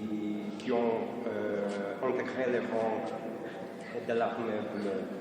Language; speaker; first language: French; non-native, fluent; Polish